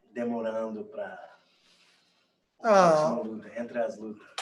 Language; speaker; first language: Portuguese; non-native, fluent; English